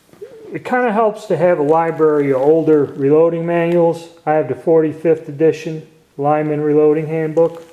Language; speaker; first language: English; native; English